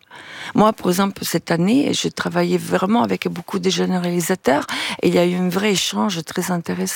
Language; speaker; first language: French; non-native, fluent; Italian